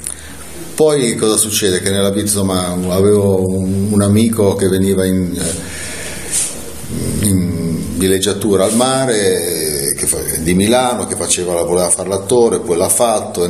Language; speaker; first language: Italian; native; Italian